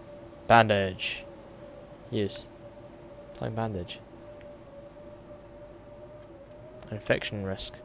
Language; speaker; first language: English; native; English